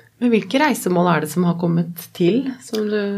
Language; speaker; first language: Norwegian; native; Norwegian